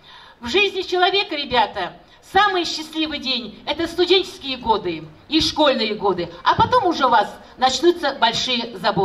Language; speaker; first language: Russian; non-native, local second language; Kazakh